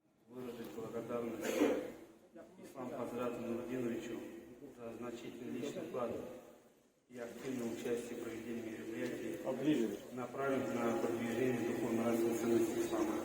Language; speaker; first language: Russian; native; Russian